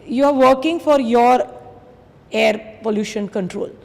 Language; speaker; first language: English; non-native, local second language; Gujarati